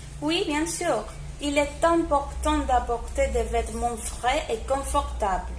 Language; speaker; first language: French; non-native, learner; Spanish